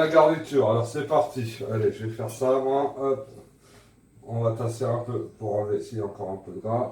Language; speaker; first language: French; native; French